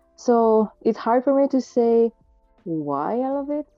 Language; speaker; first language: English; non-native, fluent; French